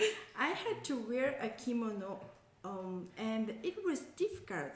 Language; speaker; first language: English; non-native, learner; Japanese